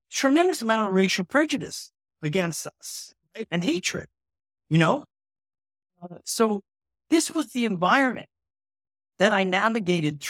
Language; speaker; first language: English; native; English